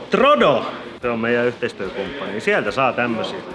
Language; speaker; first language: Finnish; native; Finnish